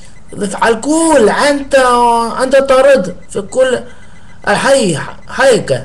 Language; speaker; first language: Arabic; non-native, learner; English